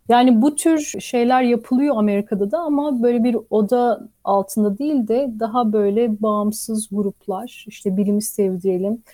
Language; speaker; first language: Turkish; native; Turkish